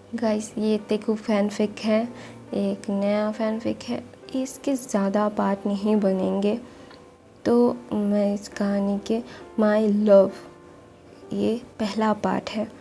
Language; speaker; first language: Hindi; non-native, local second language; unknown